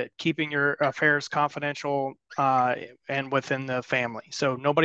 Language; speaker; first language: English; native; English